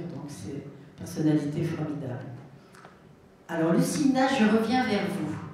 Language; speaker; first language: French; native; French